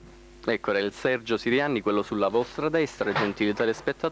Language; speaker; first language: Italian; native; Italian